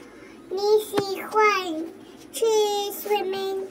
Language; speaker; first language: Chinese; non-native, learner; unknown